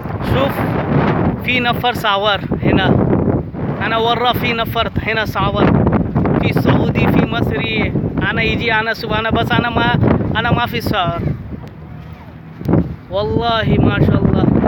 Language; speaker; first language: Arabic; non-native, learner; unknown